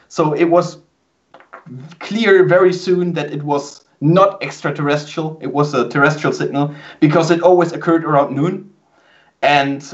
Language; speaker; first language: English; non-native, fluent; German